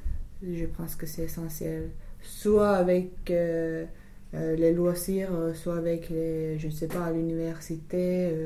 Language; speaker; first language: French; non-native, fluent; English